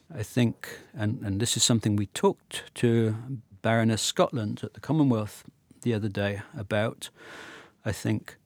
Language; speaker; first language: English; native; English